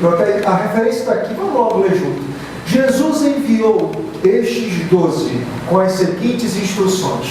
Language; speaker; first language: Portuguese; native; Portuguese